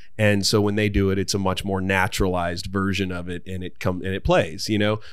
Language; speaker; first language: English; native; English